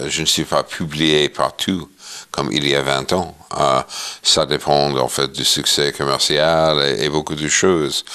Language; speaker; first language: French; non-native, fluent; English